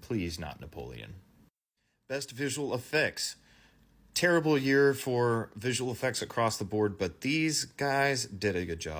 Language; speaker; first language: English; native; English